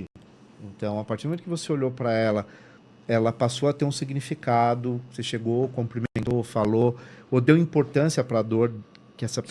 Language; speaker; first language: Portuguese; native; Portuguese